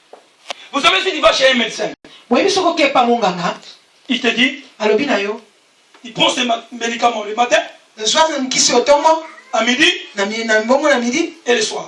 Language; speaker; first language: French; non-native, local second language; Lingala